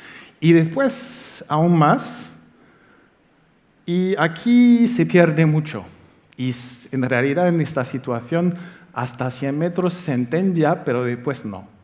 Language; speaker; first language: Spanish; non-native, fluent; French